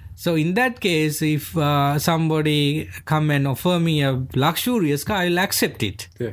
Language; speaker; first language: English; non-native, local second language; Sinhala